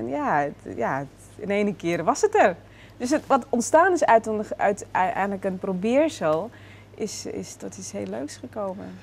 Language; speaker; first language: Dutch; native; Dutch